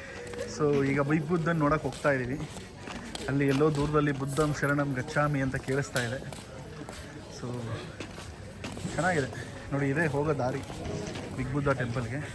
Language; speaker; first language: Kannada; native; Kannada